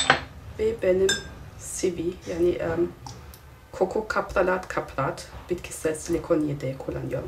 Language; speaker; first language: Turkish; non-native, fluent; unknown